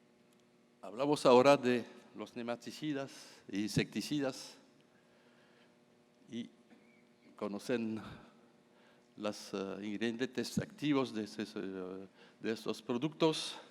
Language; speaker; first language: Spanish; non-native, fluent; French